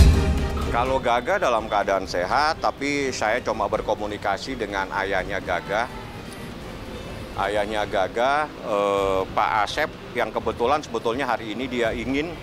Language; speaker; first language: Indonesian; native; Indonesian